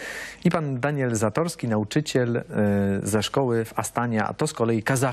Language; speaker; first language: Polish; native; Polish